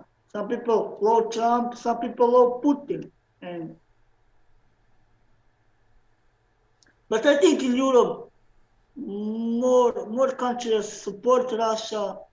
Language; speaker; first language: English; non-native, learner; Slovenian